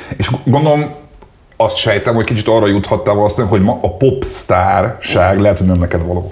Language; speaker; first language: Hungarian; native; Hungarian